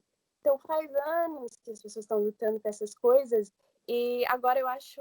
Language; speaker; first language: Portuguese; early bilingual, heritage; English